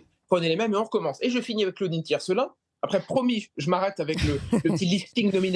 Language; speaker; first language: French; native; French